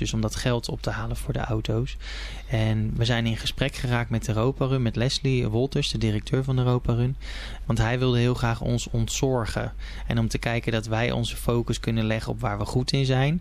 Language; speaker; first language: Dutch; native; Dutch